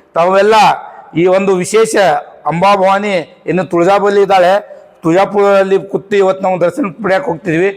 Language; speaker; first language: Kannada; non-native, local second language; Lambadi